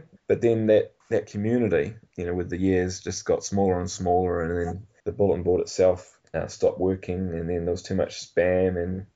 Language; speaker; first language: English; native; English